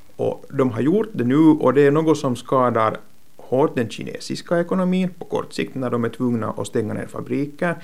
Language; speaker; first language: Swedish; native; Swedish